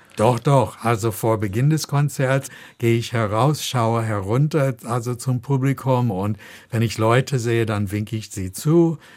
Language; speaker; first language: German; non-native, fluent; English